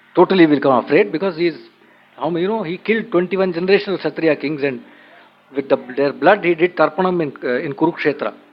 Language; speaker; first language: English; non-native, local second language; Tamil